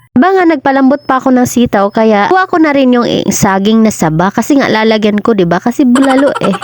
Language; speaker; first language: Filipino; non-native, local second language; Cebuano